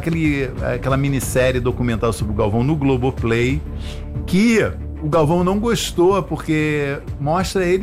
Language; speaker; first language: Portuguese; native; Portuguese